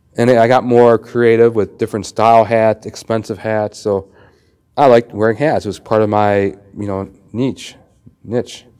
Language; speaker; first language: English; native; English